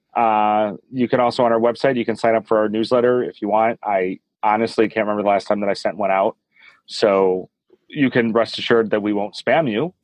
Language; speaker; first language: English; native; English